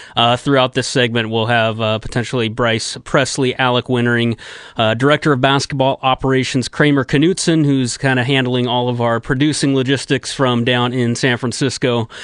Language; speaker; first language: English; native; English